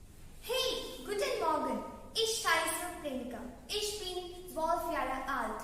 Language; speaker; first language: German; non-native, learner; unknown